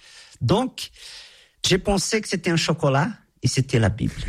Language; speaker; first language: French; non-native, fluent; Portuguese